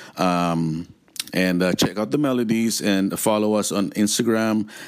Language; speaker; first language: English; non-native, local second language; Filipino